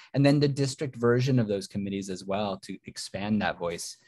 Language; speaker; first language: English; early bilingual, other home language; Spanish